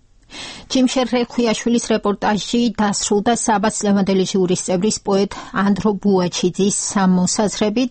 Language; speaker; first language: Georgian; native; Georgian